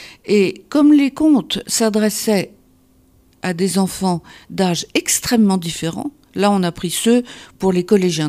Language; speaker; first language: French; native; French